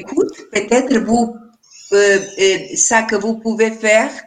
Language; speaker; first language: French; non-native, learner; Spanish